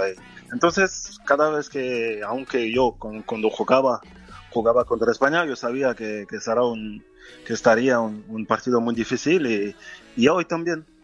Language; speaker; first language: Spanish; non-native, fluent; French